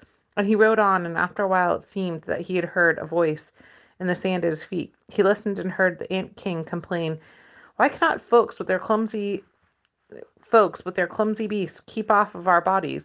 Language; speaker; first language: English; native; English